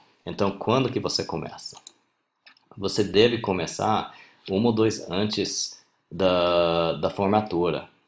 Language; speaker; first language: Portuguese; non-native, fluent; English